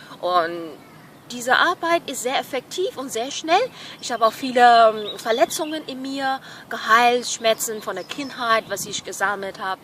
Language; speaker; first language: German; non-native, fluent; Burmese